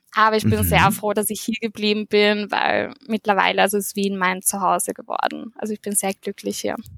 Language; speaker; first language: German; early bilingual, heritage; German